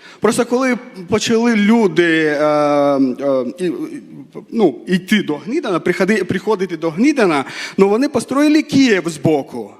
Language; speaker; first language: Ukrainian; non-native, fluent; Armenian